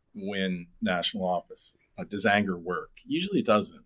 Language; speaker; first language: English; native; English